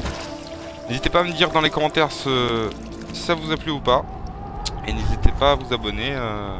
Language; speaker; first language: French; native; French